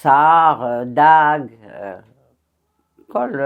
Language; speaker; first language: Hebrew; non-native, learner; French